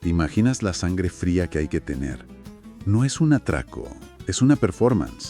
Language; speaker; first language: Spanish; native; Spanish